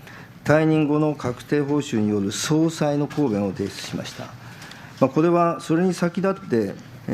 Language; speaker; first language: Japanese; native; Japanese